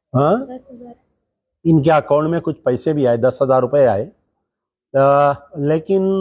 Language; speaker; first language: Hindi; non-native, local second language; Urdu